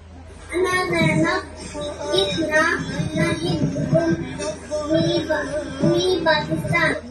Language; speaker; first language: Arabic; non-native, learner; Urdu